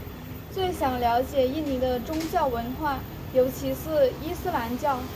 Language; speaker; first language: Chinese; native; Chinese